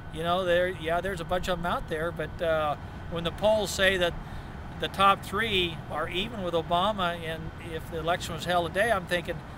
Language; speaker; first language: English; native; English